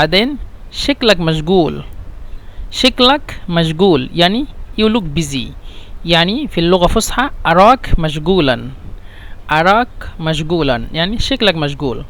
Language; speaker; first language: Arabic; non-native, fluent; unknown